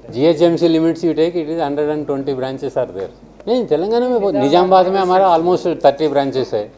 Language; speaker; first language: Hindi; non-native, local second language; Telugu